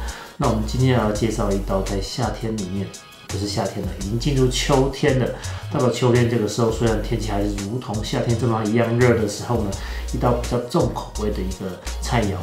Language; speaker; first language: Chinese; native; Chinese